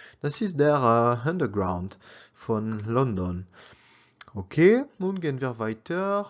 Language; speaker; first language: German; non-native, learner; French